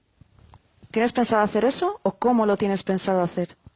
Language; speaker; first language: Spanish; native; Spanish